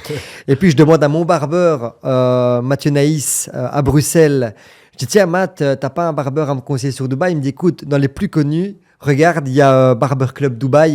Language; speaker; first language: French; native; French